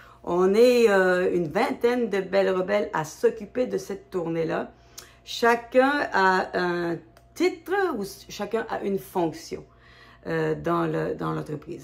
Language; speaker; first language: French; native; French